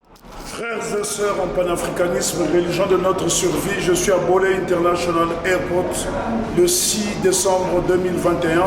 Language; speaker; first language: French; non-native, local second language; Kongo